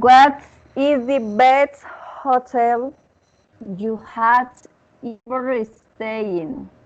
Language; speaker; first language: English; non-native, learner; Spanish